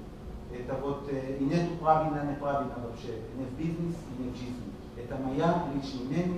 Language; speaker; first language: Russian; non-native, learner; Hebrew